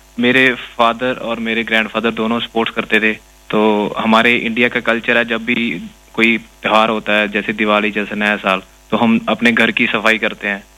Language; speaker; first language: Hindi; non-native, local second language; Punjabi